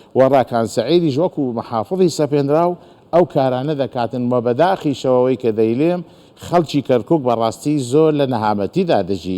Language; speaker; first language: Central Kurdish; non-native, local second language; Azerbaijani